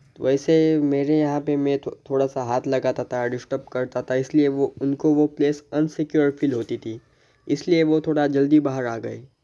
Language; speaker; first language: Hindi; native; Hindi